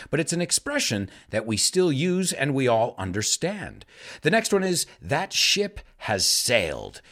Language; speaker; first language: English; native; English